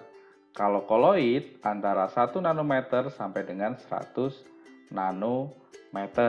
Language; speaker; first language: Indonesian; native; Indonesian